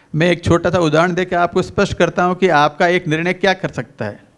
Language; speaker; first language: Hindi; native; Hindi